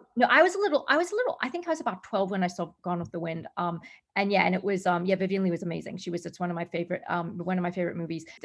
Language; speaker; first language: English; native; English